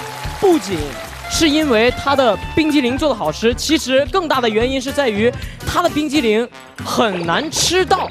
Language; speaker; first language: Chinese; native; Chinese